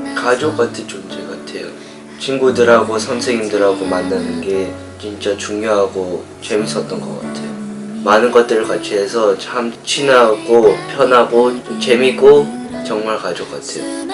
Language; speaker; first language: Korean; early bilingual, heritage; English